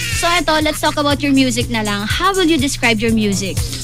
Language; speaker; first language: English; non-native, local second language; Filipino